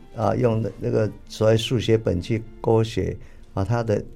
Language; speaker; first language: Chinese; native; Chinese